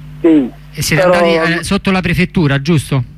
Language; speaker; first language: Italian; native; Italian